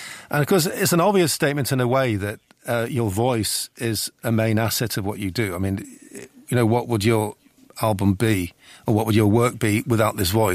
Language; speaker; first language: English; native; English